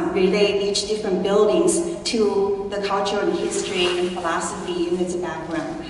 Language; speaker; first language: English; early bilingual, other home language; Chinese